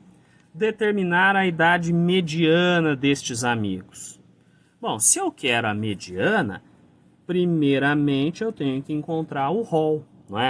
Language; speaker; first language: Portuguese; native; Portuguese